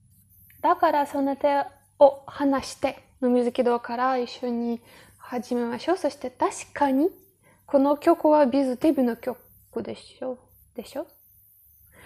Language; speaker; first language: Japanese; non-native, learner; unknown